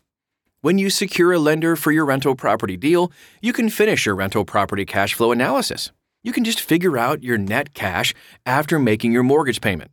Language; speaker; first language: English; native; English